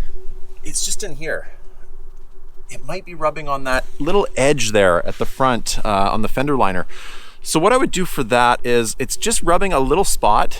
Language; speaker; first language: English; native; English